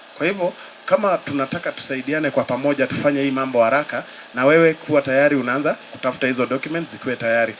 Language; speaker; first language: Swahili; non-native, local second language; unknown